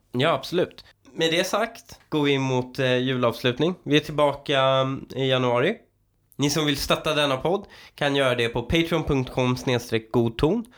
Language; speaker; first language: Swedish; early bilingual, other home language; Persian